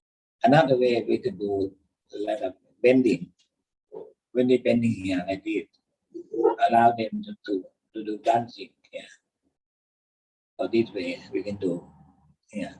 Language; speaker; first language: English; non-native, learner; Thai